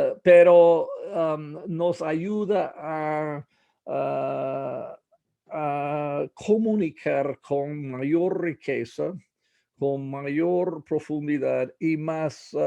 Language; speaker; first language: Spanish; non-native, fluent; English